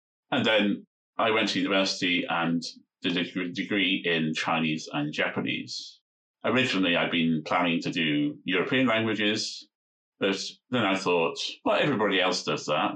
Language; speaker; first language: English; native; English